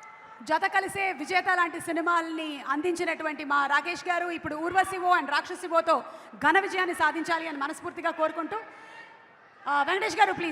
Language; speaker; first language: Telugu; native; Telugu